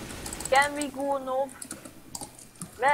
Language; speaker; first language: English; non-native, learner; Hungarian